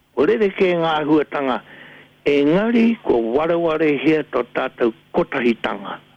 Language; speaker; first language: Māori; native; Māori